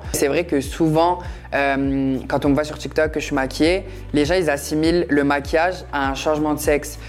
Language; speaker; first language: French; native; French